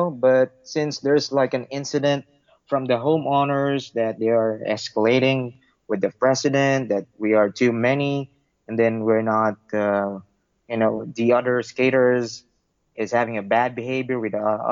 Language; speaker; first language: English; non-native, local second language; Filipino